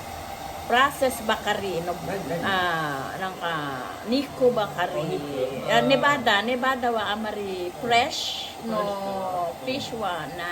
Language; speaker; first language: Japanese; non-native, learner; Filipino